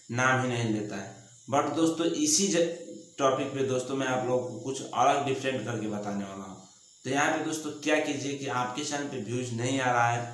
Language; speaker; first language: Hindi; native; Hindi